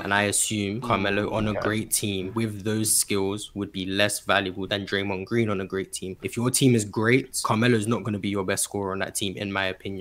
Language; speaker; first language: English; native; English